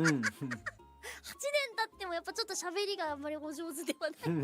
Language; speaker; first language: Japanese; native; Japanese